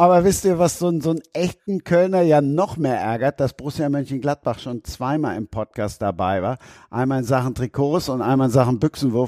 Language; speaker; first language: German; native; German